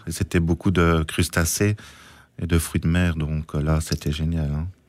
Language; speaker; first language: French; native; French